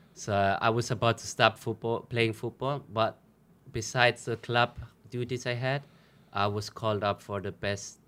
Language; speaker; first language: English; non-native, fluent; German